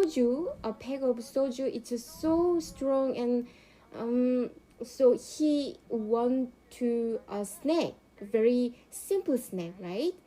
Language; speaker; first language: English; non-native, learner; Korean